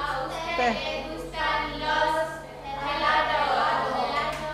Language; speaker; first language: Spanish; non-native, learner; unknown